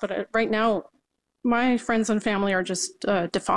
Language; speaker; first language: English; native; English